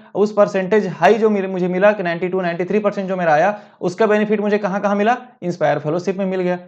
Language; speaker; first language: Hindi; native; Hindi